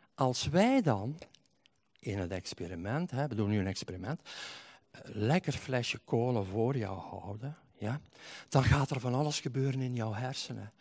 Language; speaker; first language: Dutch; native; Dutch